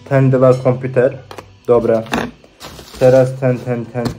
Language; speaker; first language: Polish; non-native, learner; Turkish